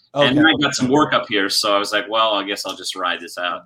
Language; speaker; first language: English; native; English